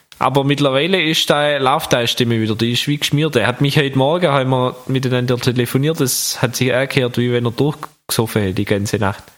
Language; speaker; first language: German; native; German